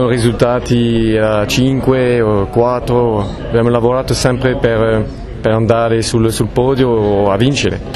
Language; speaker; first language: Italian; non-native, fluent; French